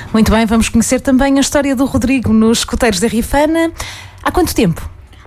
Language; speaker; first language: Portuguese; native; Portuguese